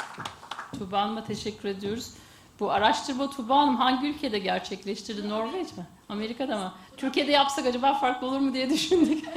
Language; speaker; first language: Turkish; native; Turkish